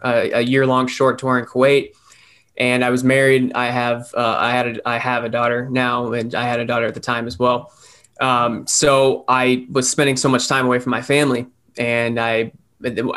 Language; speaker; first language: English; native; English